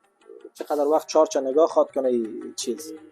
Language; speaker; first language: Persian; native; Persian